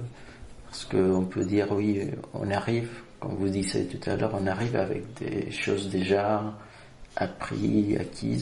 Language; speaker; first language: French; non-native, fluent; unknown